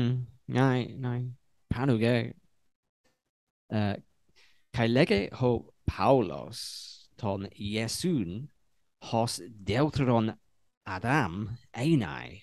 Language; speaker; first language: Greek; non-native, learner; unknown